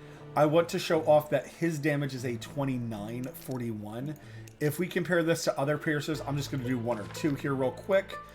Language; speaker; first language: English; native; English